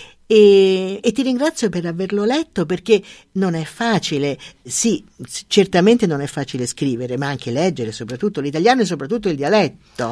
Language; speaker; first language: Italian; native; Italian